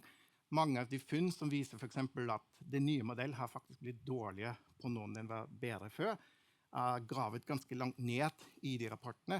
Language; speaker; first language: Norwegian; non-native, fluent; German